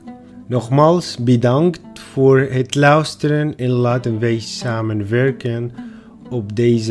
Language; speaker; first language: Dutch; non-native, fluent; Arabic